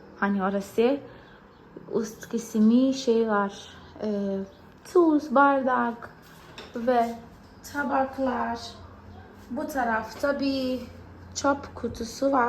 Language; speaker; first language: Turkish; non-native, fluent; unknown